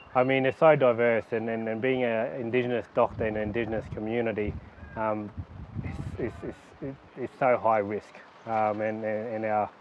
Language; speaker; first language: English; native; English